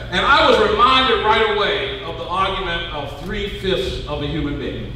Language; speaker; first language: English; native; English